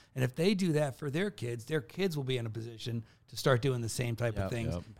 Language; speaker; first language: English; native; English